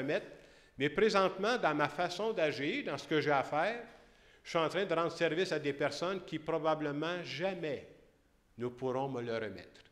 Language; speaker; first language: French; native; French